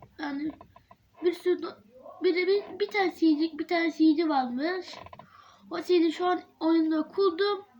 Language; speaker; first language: Turkish; early bilingual, heritage; Turkish